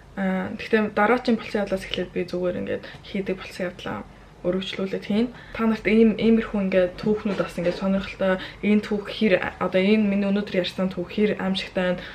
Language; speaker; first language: Mongolian; early bilingual, heritage; Mongolian